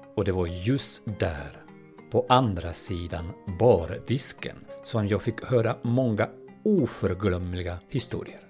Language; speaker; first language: Swedish; native; Swedish